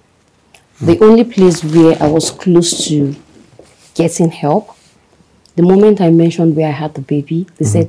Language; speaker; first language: English; non-native, local second language; Yoruba